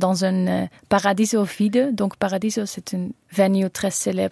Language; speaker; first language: French; non-native, learner; Dutch